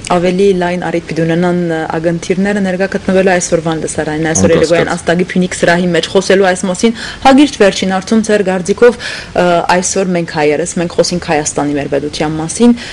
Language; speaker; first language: Armenian; native; Armenian